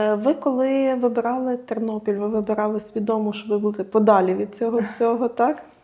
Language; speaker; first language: Ukrainian; native; Ukrainian